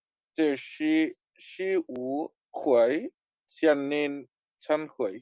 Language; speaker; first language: Chinese; non-native, learner; Bangla